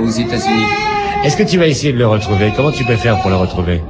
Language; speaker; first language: French; native; French